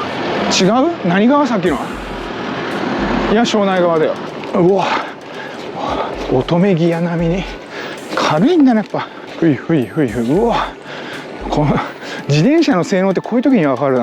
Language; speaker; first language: Japanese; native; Japanese